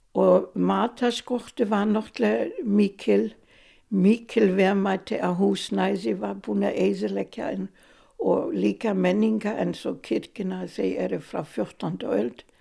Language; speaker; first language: Icelandic; non-native, fluent; German